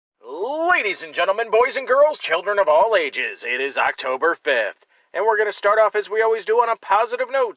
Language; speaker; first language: English; native; English